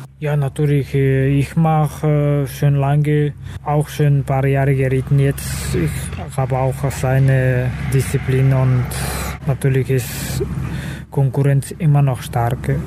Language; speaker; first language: German; non-native, learner; Kazakh